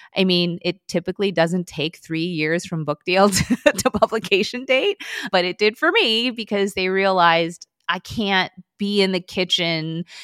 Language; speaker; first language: English; early bilingual, other home language; Korean